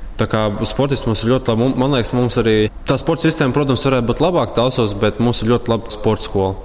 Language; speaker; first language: Latvian; native; Latvian